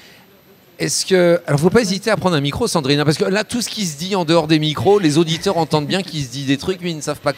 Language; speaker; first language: French; native; French